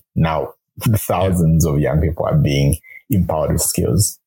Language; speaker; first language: English; non-native, local second language; Bemba